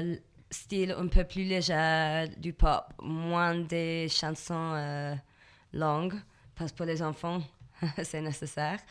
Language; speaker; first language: French; non-native, learner; English